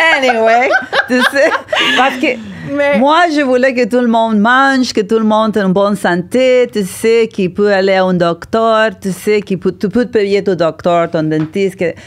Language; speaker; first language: French; non-native, learner; Spanish